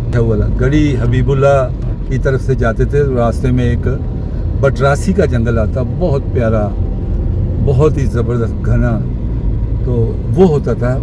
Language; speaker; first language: Urdu; non-native, local second language; Punjabi